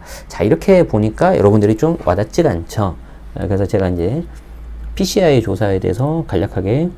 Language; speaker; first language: Korean; native; Korean